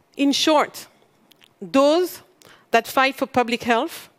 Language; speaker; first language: English; non-native, fluent; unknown